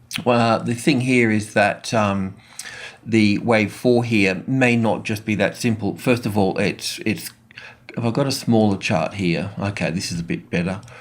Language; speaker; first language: English; native; English